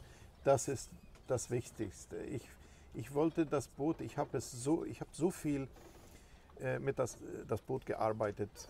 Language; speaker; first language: German; non-native, fluent; Swedish